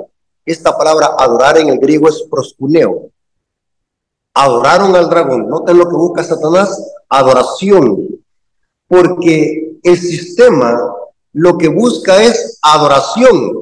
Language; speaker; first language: Spanish; native; Spanish